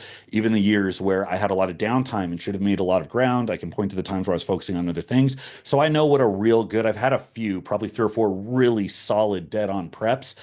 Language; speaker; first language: English; native; English